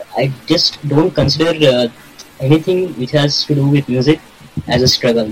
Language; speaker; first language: English; non-native, local second language; Kannada